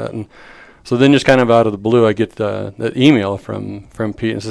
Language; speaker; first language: English; native; English